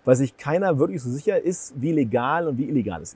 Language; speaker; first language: German; native; German